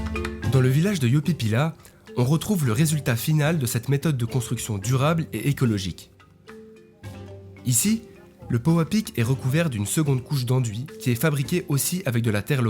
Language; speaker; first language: French; native; French